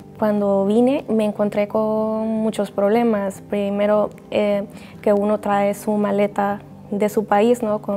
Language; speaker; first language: Spanish; native; Spanish